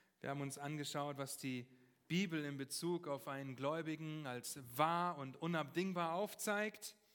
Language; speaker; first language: German; non-native, fluent; English